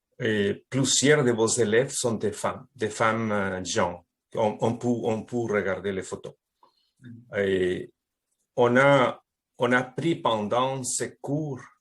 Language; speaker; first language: French; non-native, fluent; Spanish